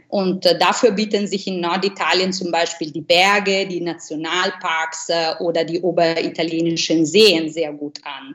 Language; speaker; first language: German; non-native, fluent; Italian